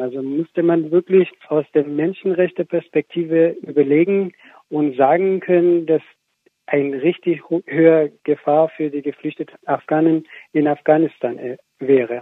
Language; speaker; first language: German; non-native, fluent; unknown